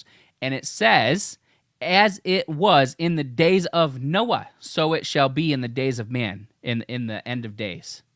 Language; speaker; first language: English; native; English